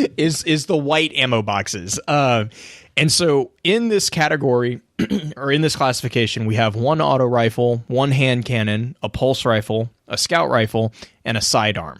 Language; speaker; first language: English; native; English